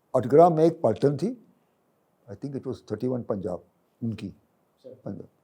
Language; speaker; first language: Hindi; non-native, local second language; English